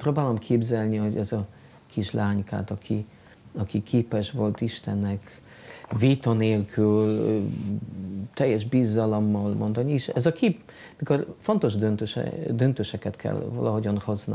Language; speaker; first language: Hungarian; non-native, fluent; Polish